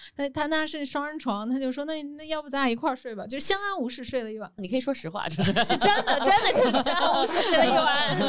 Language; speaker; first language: Chinese; native; Chinese